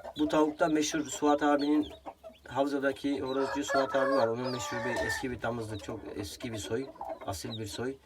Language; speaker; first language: Turkish; native; Turkish